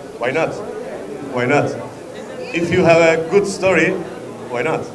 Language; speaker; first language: English; non-native, learner; Turkish